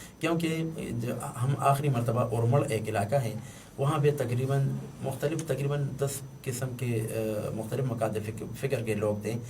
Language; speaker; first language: Urdu; non-native, local second language; Pashto